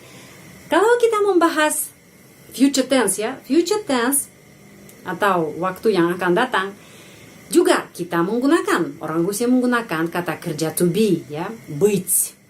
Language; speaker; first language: Indonesian; non-native, fluent; Russian